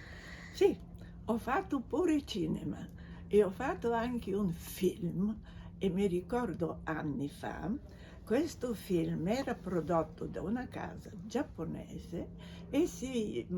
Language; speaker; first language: Italian; non-native, fluent; Bulgarian